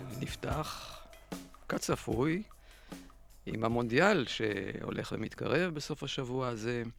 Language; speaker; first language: Hebrew; native; Hebrew